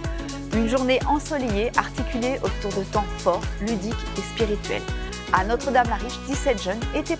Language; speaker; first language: French; native; French